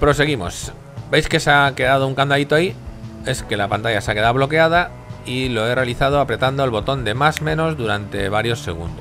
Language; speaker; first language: Spanish; native; Spanish